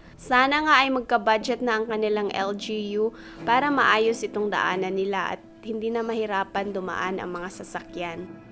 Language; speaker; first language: Filipino; non-native, local second language; Cebuano